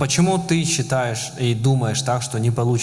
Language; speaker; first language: Russian; native; Russian